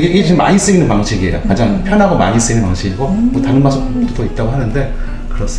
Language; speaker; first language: Korean; native; Korean